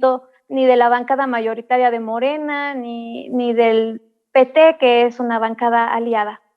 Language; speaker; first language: Spanish; native; Spanish